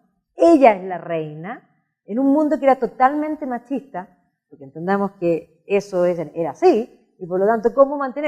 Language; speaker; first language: Spanish; native; Spanish